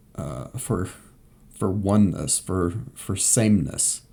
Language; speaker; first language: English; native; English